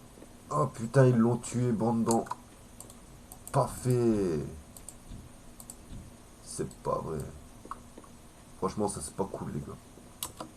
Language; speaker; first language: French; native; French